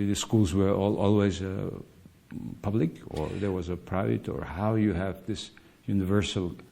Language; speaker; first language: English; non-native, fluent; Mongolian